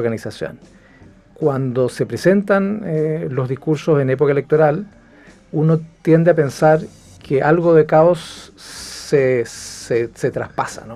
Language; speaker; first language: Spanish; native; Spanish